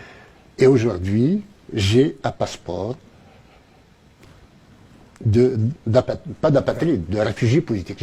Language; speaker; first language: French; non-native, local second language; Kabyle